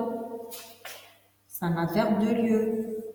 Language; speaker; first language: French; non-native, local second language; Arabic